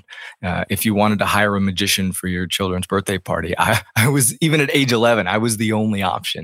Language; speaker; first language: English; native; English